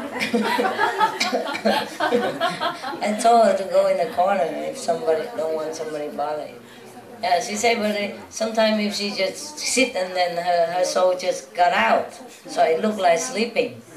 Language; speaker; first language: English; non-native, fluent; Vietnamese